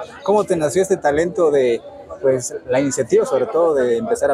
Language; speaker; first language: Spanish; native; Spanish